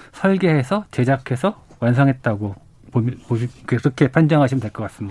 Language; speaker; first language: Korean; native; Korean